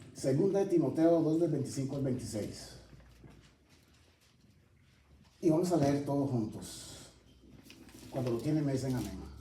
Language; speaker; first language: Spanish; native; Spanish